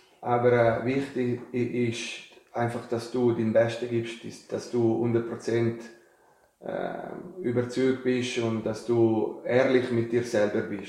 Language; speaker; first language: German; non-native, fluent; Italian